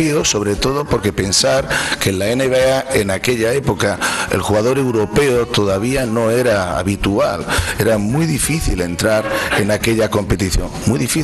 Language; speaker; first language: Spanish; native; Spanish